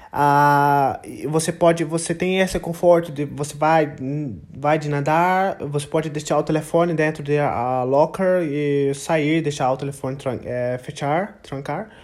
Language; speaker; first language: Portuguese; non-native, learner; English